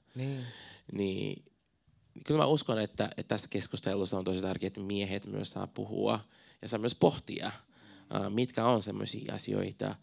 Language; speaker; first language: Finnish; non-native, fluent; Portuguese